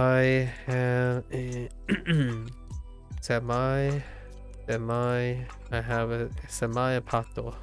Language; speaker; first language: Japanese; non-native, learner; English